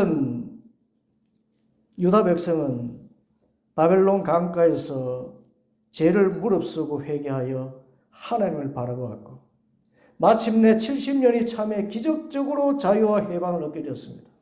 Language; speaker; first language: Korean; native; Korean